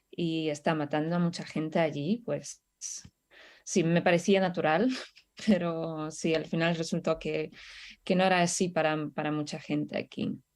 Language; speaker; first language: Spanish; non-native, fluent; Russian